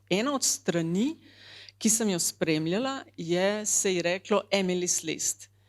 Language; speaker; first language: Slovenian; native; Slovenian